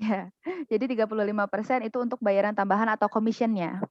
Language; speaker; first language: Indonesian; native; Indonesian